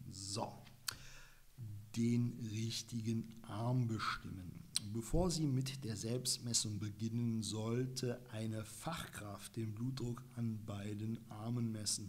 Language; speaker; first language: German; native; German